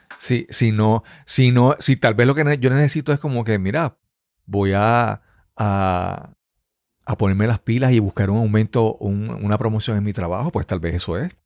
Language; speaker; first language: Spanish; native; Spanish